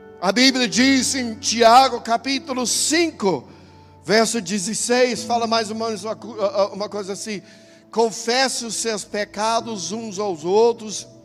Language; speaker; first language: Portuguese; non-native, fluent; English